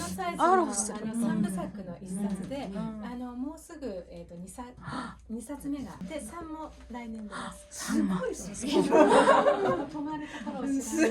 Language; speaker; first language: Japanese; native; Japanese